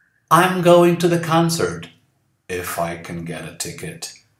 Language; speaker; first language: English; non-native, fluent; Portuguese